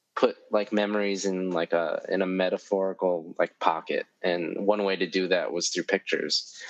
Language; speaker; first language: English; native; English